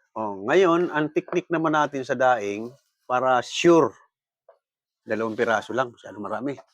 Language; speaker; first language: Filipino; non-native, local second language; Bikol